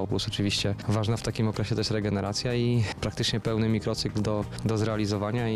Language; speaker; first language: Polish; native; Polish